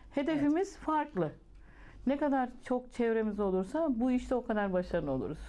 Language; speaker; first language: Turkish; native; Turkish